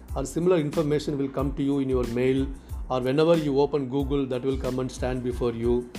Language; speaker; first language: English; non-native, local second language; Tamil